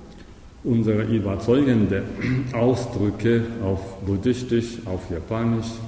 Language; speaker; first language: German; non-native, learner; Japanese